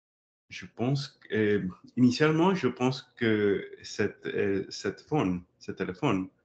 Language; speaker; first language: French; non-native, learner; English